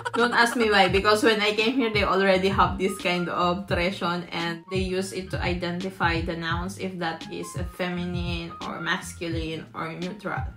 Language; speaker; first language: English; non-native, local second language; Filipino